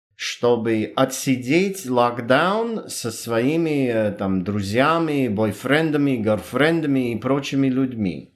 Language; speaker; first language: Russian; non-native, fluent; English